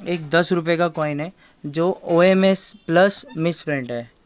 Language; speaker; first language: Hindi; native; Hindi